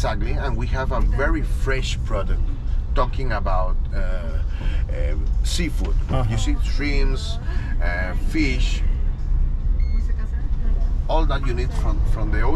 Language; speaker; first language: English; non-native, fluent; Spanish